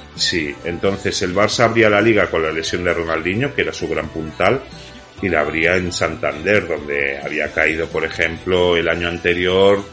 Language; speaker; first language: Spanish; native; Spanish